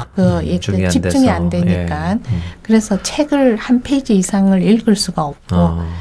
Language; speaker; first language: Korean; native; Korean